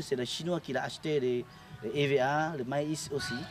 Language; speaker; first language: French; non-native, learner; Lao